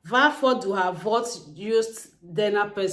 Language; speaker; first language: Swedish; non-native, learner; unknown